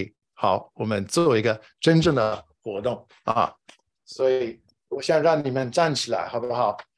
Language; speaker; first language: Chinese; non-native, fluent; English